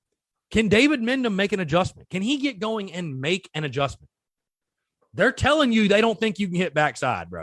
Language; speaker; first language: English; native; English